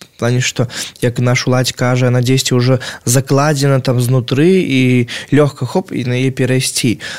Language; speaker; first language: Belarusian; non-native, local second language; Russian